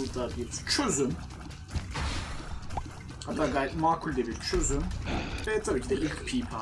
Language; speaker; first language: Turkish; native; Turkish